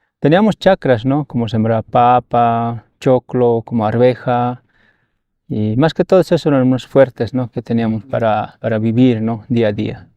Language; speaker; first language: Spanish; non-native, local second language; Aymara